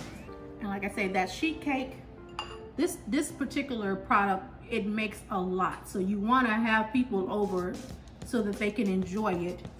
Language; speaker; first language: English; native; English